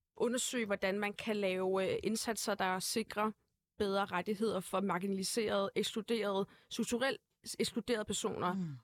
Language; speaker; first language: Danish; native; Danish